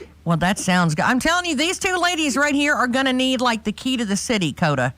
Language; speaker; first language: English; native; English